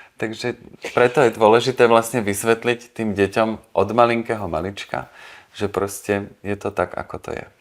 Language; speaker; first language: Slovak; native; Slovak